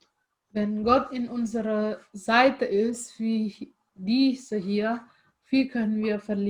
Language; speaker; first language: German; non-native, fluent; Indonesian